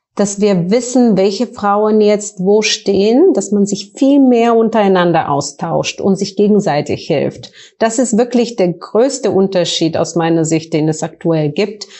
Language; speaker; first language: German; non-native, fluent; Bulgarian